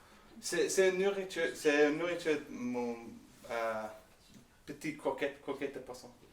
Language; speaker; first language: French; non-native, learner; English